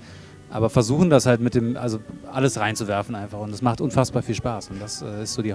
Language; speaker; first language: German; native; German